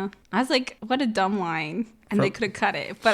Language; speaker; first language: English; native; English